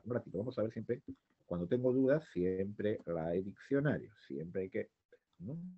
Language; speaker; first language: Spanish; native; Spanish